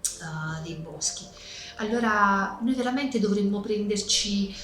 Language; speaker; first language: Italian; native; Italian